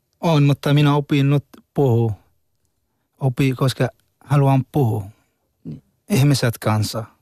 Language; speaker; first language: Finnish; non-native, learner; Arabic